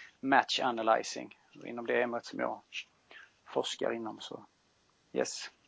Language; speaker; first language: Swedish; native; Swedish